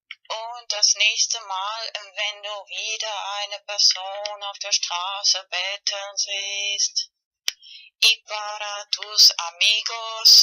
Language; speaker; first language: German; non-native, fluent; Spanish